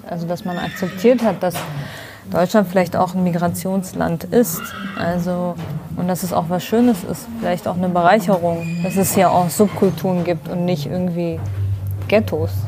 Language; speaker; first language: German; early bilingual, other home language; Kurdish